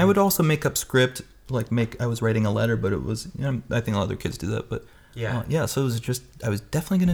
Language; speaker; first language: English; native; English